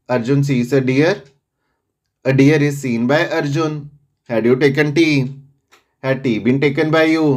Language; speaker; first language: English; non-native, local second language; Punjabi